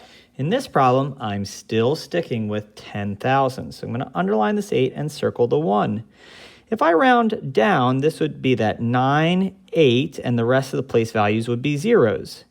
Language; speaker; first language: English; native; English